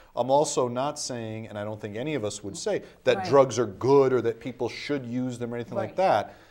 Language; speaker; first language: English; native; English